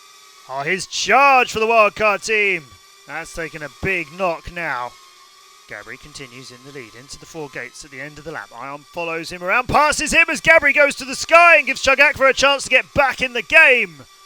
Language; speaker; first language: English; native; English